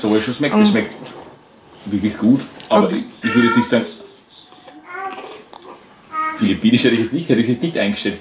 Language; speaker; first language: German; native; German